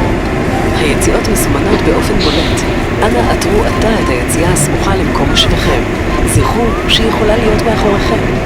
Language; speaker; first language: Hebrew; native; Hebrew